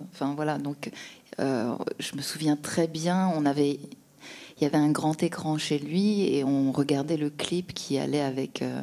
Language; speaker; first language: French; native; French